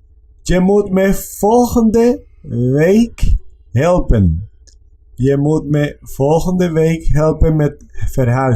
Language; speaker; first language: Dutch; non-native, learner; Spanish